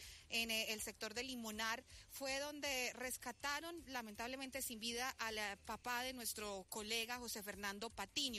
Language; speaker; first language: Spanish; native; Spanish